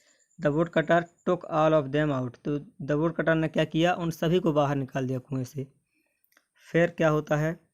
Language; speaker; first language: Hindi; native; Hindi